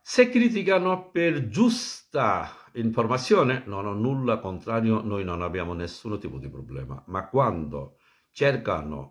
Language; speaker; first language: Italian; non-native, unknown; Bangla